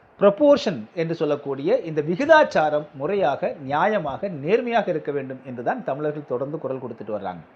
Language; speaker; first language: Tamil; native; Tamil